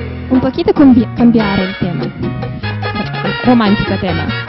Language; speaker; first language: Spanish; non-native, learner; Russian